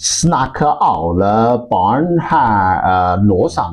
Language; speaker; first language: Norwegian; non-native, learner; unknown